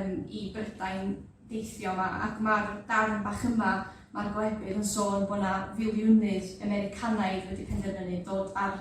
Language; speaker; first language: Welsh; native; Welsh